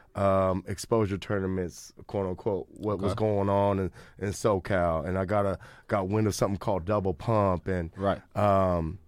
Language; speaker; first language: English; native; English